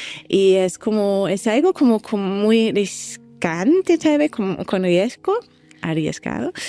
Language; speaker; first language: Spanish; non-native, fluent; German